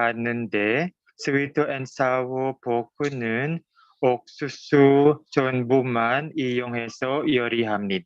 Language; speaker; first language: Korean; non-native, learner; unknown